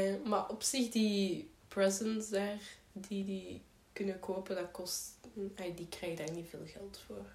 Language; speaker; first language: Dutch; native; Dutch